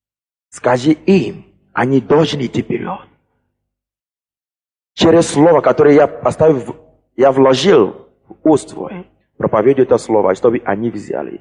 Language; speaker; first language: Russian; non-native, fluent; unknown